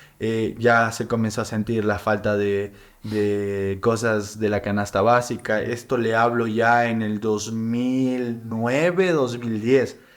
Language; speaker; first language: Spanish; native; Spanish